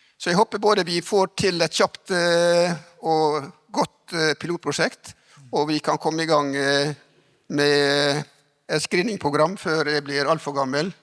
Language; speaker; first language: Norwegian; native; Norwegian